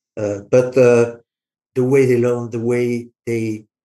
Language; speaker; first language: English; non-native, fluent; French